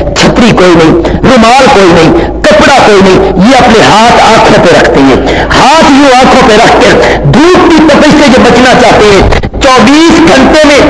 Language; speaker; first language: Urdu; native; Urdu